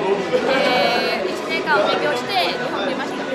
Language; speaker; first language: Japanese; non-native, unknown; Vietnamese